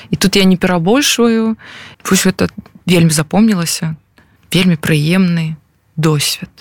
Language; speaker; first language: Belarusian; non-native, local second language; Russian